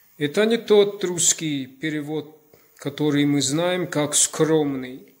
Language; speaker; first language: Russian; non-native, local second language; Ossetic